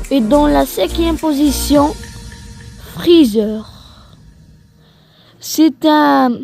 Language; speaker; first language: French; non-native, learner; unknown